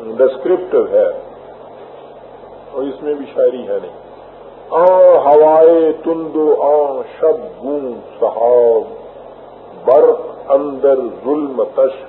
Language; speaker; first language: Urdu; native; Urdu